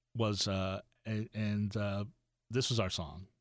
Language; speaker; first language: English; native; English